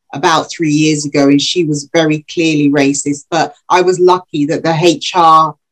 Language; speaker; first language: English; early bilingual, other home language; Yoruba